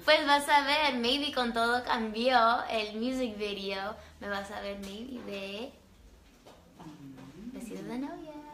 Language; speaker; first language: Spanish; early bilingual, other home language; English